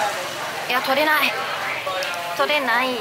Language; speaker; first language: Japanese; non-native, fluent; Vietnamese